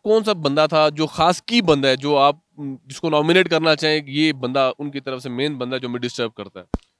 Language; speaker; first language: Urdu; non-native, local second language; Punjabi